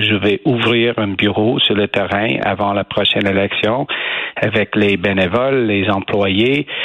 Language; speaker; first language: French; non-native, learner; English